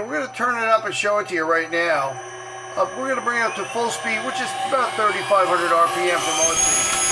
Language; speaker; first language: English; native; English